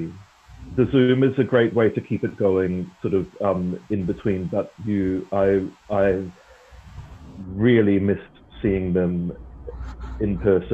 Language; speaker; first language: English; native; English